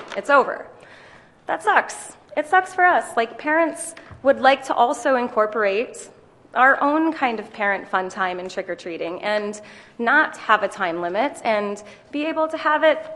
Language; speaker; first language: English; native; English